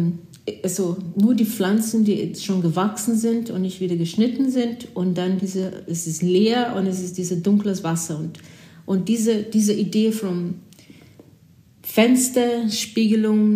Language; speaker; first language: German; non-native, fluent; Portuguese